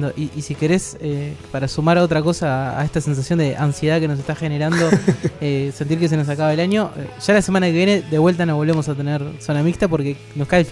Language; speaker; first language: Spanish; native; Spanish